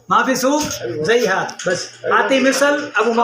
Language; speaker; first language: Arabic; non-native, learner; Punjabi